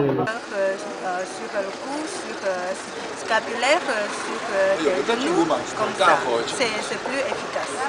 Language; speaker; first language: French; non-native, learner; Chinese